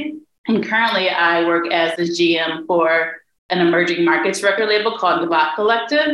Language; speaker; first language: English; native; English